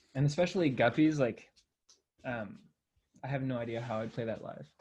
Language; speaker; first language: English; native; English